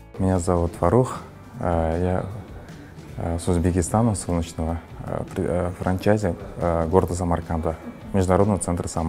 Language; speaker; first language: Russian; non-native, local second language; Uzbek